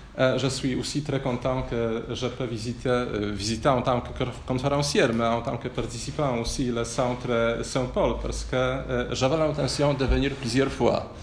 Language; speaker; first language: French; non-native, fluent; Polish